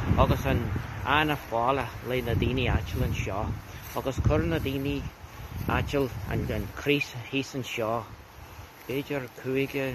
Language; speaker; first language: Irish; native; Irish